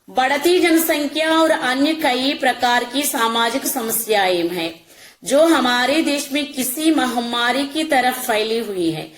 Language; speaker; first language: Hindi; non-native, local second language; Telugu